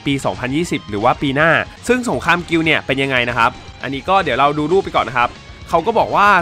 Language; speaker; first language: Thai; native; Thai